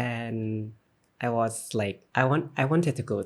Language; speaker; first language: English; non-native, learner; Thai